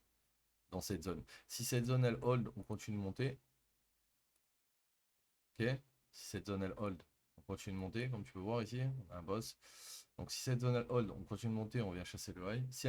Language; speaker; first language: French; native; French